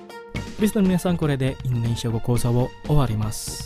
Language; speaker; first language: Japanese; non-native, fluent; Indonesian